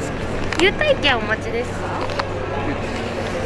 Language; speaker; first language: Japanese; native; Japanese